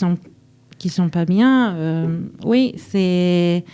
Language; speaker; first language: French; early bilingual, heritage; French